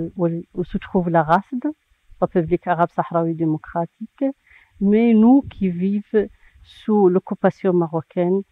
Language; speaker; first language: French; non-native, local second language; Arabic